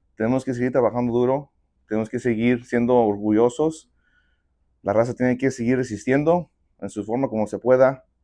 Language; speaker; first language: Spanish; early bilingual, heritage; Spanish